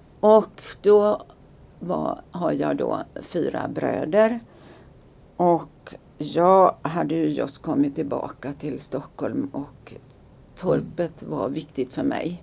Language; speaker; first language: Swedish; native; Swedish